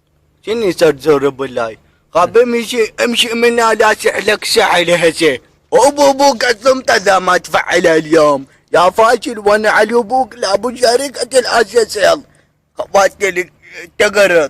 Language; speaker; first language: Arabic; native; Arabic